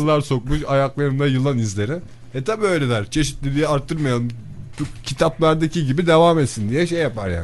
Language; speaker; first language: Turkish; native; Turkish